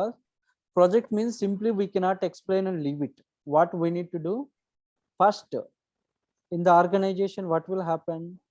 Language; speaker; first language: English; non-native, local second language; Telugu